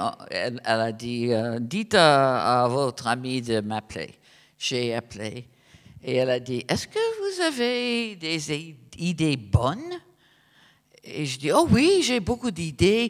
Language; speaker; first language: French; non-native, fluent; English